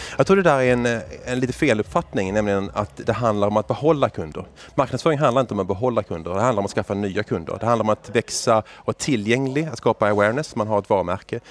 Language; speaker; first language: Swedish; native; Swedish